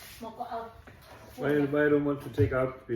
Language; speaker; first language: English; non-native, learner; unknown